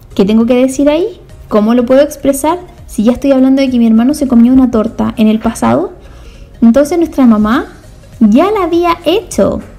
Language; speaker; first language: Spanish; native; Spanish